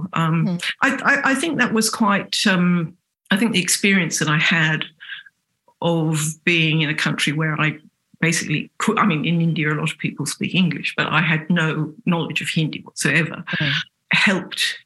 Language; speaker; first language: English; native; English